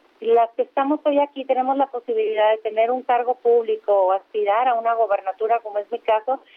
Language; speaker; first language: Spanish; native; Spanish